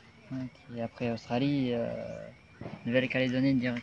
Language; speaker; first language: French; non-native, learner; Indonesian